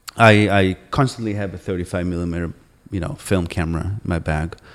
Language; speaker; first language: English; non-native, fluent; Hebrew